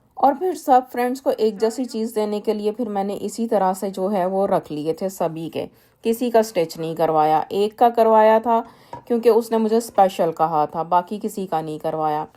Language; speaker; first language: Urdu; native; Urdu